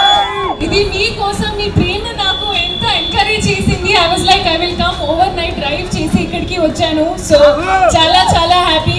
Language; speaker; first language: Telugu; non-native, learner; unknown